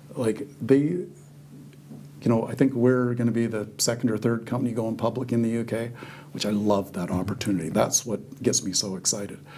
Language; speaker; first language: English; native; English